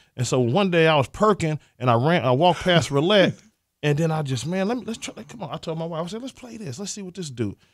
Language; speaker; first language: English; native; English